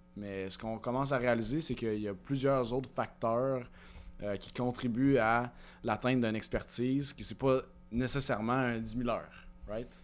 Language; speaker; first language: French; native; French